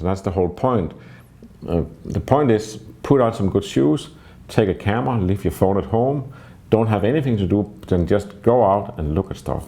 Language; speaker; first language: English; non-native, fluent; Danish